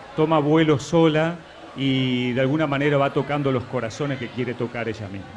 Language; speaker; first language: Spanish; native; Spanish